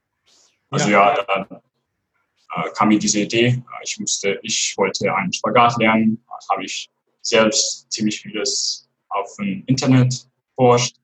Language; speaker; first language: German; non-native, fluent; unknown